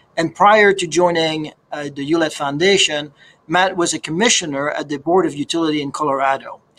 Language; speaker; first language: English; native; English